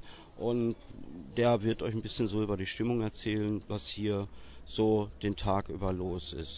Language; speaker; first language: German; native; German